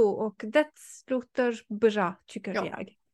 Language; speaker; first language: Swedish; non-native, fluent; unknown